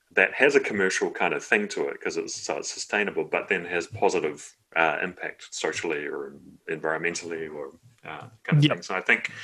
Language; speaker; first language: English; native; English